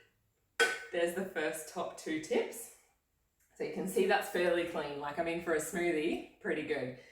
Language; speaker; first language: English; native; English